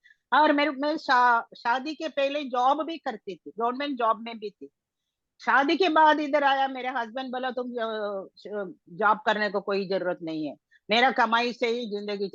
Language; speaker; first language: Hindi; non-native, local second language; Tamil